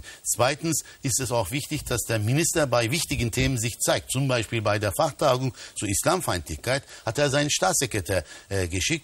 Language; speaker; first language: German; non-native, fluent; Turkish